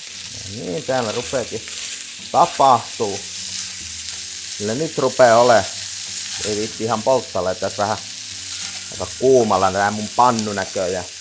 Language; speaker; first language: Finnish; native; Finnish